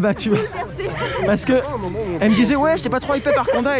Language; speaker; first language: French; native; French